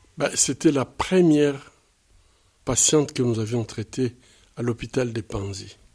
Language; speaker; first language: French; non-native, local second language; Swahili